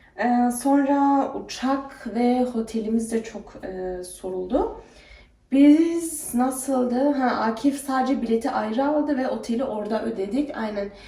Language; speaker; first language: Turkish; early bilingual, heritage; Turkish